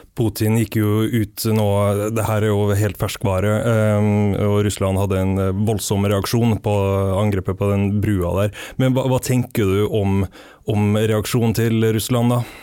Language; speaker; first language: Norwegian; native; Norwegian